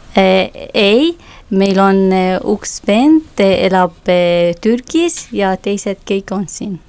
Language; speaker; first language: Estonian; non-native, learner; Arabic